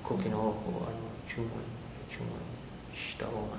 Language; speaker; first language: Japanese; non-native, learner; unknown